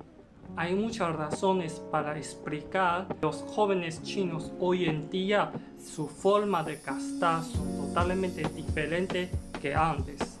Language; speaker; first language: Spanish; non-native, learner; Chinese